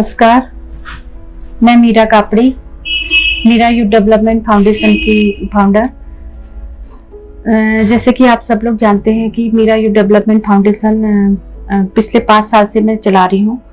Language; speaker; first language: Hindi; native; Hindi